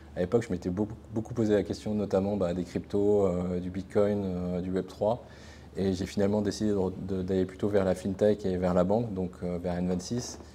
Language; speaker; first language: French; native; French